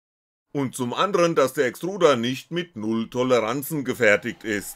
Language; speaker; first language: German; native; German